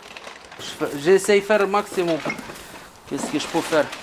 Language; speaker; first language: French; non-native, learner; Ukrainian